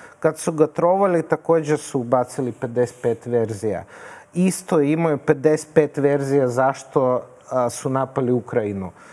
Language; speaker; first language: Serbian; non-native, fluent; Russian